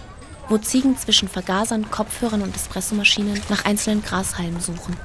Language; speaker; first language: German; native; German